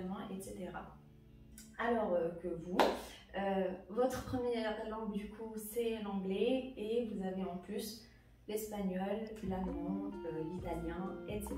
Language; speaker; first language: French; non-native, local second language; Arabic